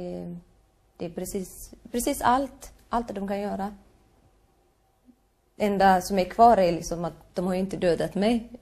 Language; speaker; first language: Swedish; non-native, fluent; Somali